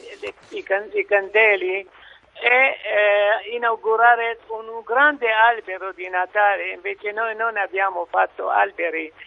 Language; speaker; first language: Italian; non-native, fluent; Arabic